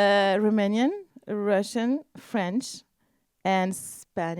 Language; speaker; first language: English; non-native, learner; French